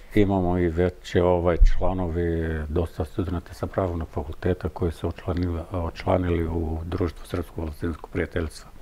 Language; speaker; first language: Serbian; non-native, fluent; Arabic